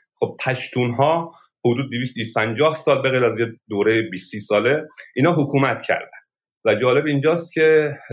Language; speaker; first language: Persian; native; Persian